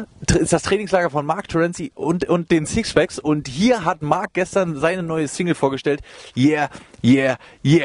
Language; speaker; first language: German; native; German